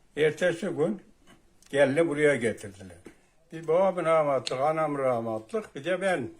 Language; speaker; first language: Turkish; native; Turkish